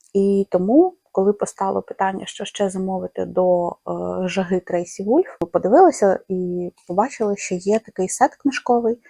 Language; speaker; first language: Ukrainian; non-native, local second language; Russian